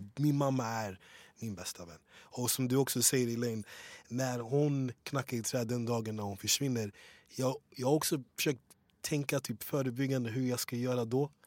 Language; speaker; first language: Swedish; early bilingual, other home language; English